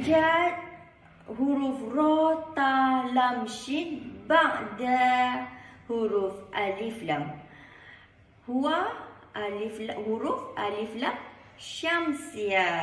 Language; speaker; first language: Arabic; non-native, learner; Malay